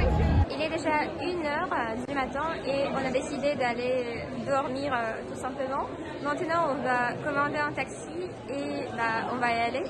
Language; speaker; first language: French; non-native, fluent; Russian